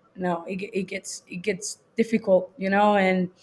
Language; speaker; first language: English; non-native, fluent; Spanish